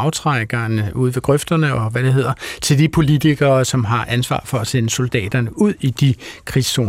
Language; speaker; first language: Danish; native; Danish